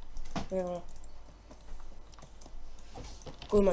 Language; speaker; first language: Finnish; native; Finnish